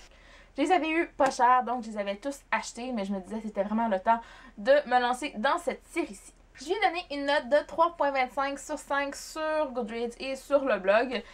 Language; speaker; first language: French; native; French